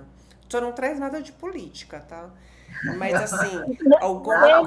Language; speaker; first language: Portuguese; native; Portuguese